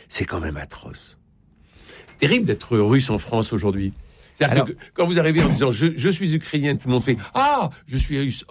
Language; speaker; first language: French; native; French